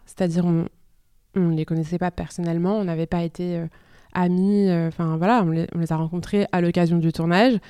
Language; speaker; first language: French; native; French